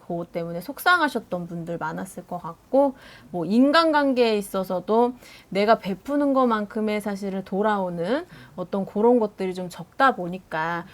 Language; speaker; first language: Korean; native; Korean